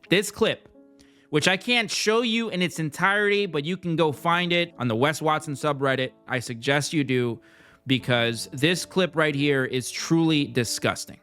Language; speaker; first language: English; native; English